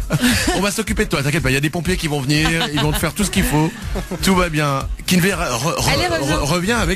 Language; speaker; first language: French; native; French